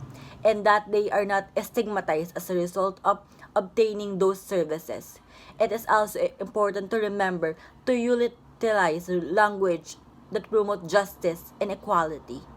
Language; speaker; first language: English; non-native, local second language; Filipino